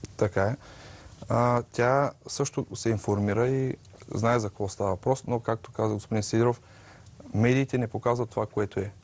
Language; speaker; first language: Bulgarian; native; Bulgarian